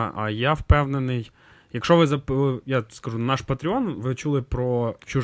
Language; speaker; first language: Ukrainian; native; Ukrainian